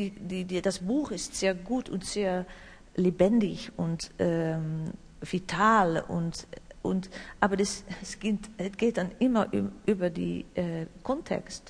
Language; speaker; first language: German; non-native, learner; Dutch